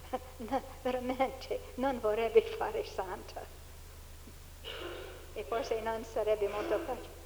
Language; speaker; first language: Italian; non-native, fluent; English